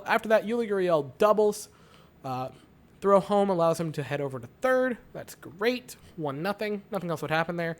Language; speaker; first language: English; native; English